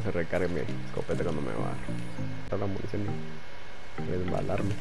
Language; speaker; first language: Spanish; native; Spanish